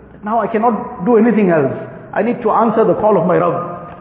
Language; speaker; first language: English; native; English